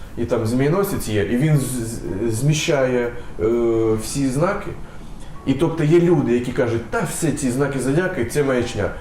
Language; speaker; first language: Ukrainian; non-native, local second language; Russian